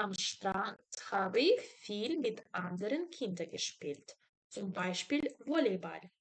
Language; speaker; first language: German; non-native, fluent; Ukrainian